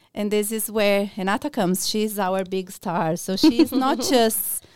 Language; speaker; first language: English; non-native, fluent; Portuguese